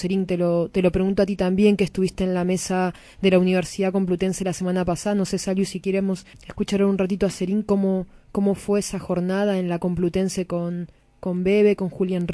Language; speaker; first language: Spanish; native; Spanish